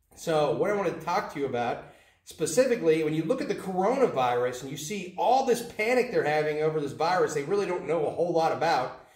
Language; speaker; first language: English; native; English